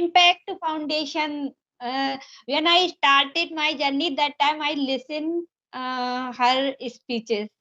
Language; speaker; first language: English; non-native, learner; Hindi